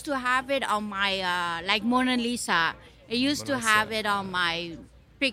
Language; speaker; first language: English; non-native, local second language; Bangla